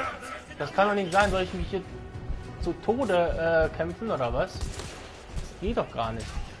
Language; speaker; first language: German; native; German